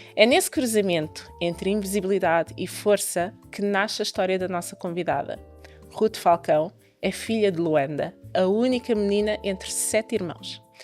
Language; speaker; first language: Portuguese; native; Portuguese